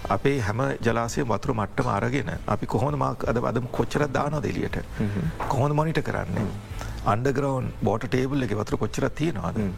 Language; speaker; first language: Sinhala; non-native, local second language; Tamil